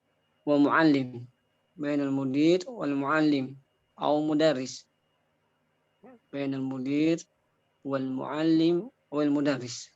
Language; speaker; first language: Arabic; non-native, fluent; Indonesian